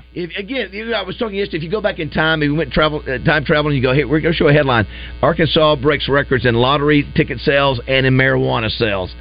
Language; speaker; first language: English; native; English